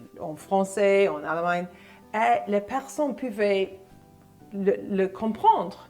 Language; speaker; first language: French; non-native, fluent; English